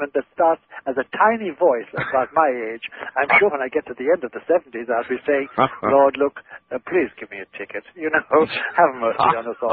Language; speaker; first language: English; non-native, local second language; Irish